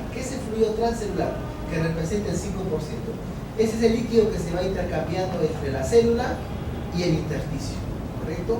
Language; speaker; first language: Spanish; native; Spanish